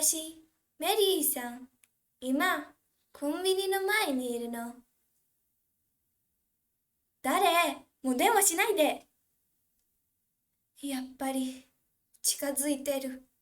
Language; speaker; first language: Japanese; non-native, fluent; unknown